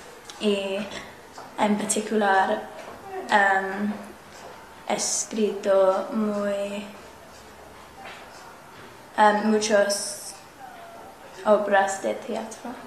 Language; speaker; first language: Spanish; non-native, learner; English